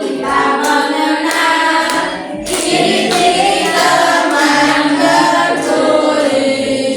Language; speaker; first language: Indonesian; native; Indonesian